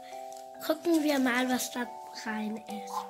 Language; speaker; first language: German; early bilingual, other home language; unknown